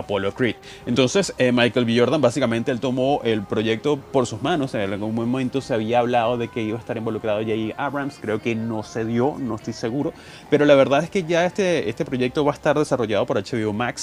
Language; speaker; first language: Spanish; native; Spanish